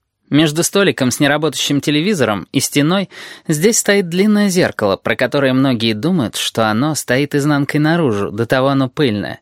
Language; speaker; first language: Russian; native; Russian